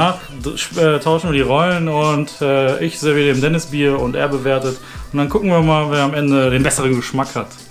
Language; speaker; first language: German; native; German